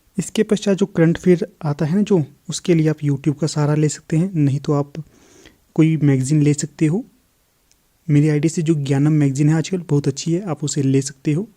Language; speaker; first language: Hindi; native; Hindi